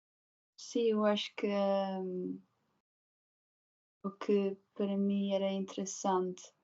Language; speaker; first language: Portuguese; non-native, learner; Dutch